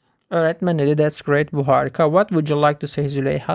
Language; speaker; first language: English; non-native, fluent; Turkish